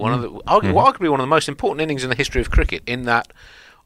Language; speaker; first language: English; native; English